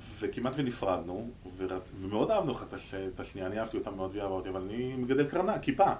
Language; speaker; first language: Hebrew; native; Hebrew